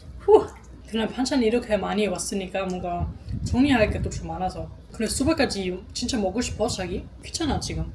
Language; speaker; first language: Korean; non-native, fluent; German